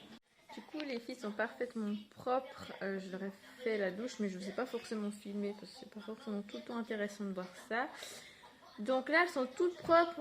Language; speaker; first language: French; native; French